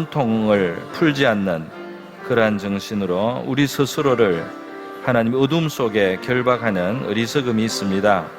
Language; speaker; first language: Korean; native; Korean